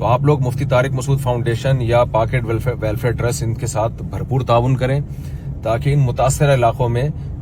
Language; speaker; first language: Urdu; native; Urdu